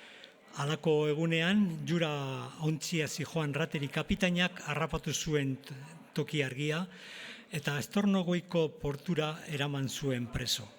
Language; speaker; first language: Basque; non-native, local second language; Spanish